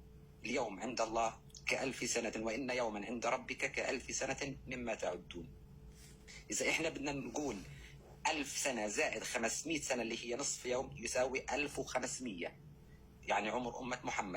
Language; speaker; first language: Arabic; native; Arabic